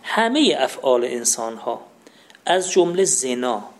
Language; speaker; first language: Persian; non-native, local second language; Azerbaijani